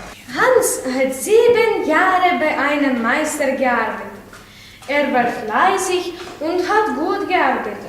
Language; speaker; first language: German; non-native, learner; Lithuanian